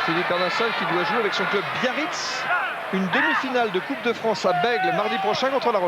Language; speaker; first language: French; native; French